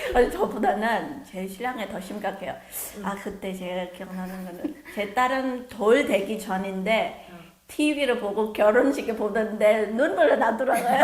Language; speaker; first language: Korean; non-native, fluent; Khmer